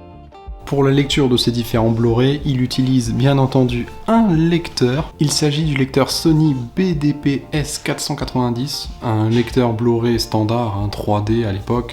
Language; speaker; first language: French; native; French